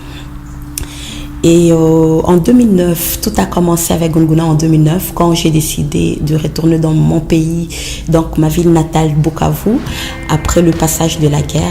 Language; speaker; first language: French; non-native, local second language; Swahili